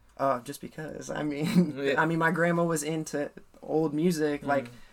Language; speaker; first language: English; native; English